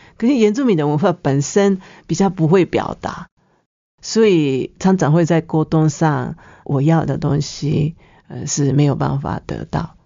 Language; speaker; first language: Chinese; non-native, fluent; Japanese